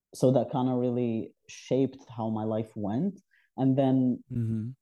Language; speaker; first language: English; non-native, fluent; Arabic